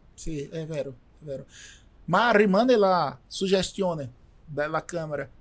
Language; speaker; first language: Italian; non-native, learner; Portuguese